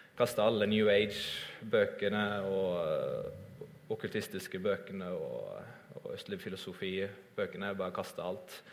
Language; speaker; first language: Norwegian; early bilingual, other home language; Estonian